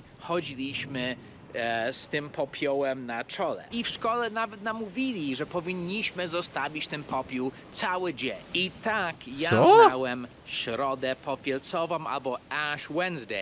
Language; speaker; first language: Polish; early bilingual, heritage; Polish